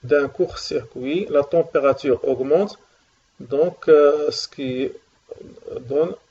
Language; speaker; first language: French; non-native, local second language; Arabic